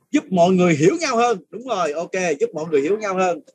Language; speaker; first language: Vietnamese; early bilingual, other home language; French